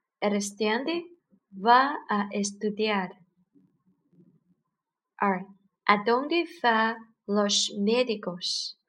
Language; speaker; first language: Spanish; non-native, learner; Chinese